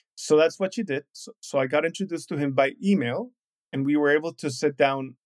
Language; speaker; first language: English; non-native, fluent; Spanish